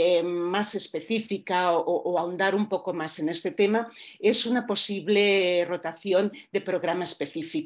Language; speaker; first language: Spanish; native; Spanish